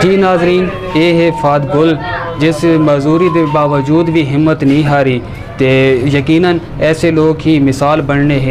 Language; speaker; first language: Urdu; non-native, local second language; Saraiki